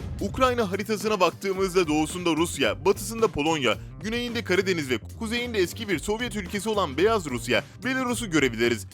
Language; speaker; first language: Turkish; native; Turkish